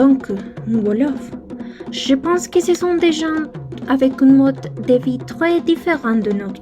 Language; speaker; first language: French; non-native, learner; Spanish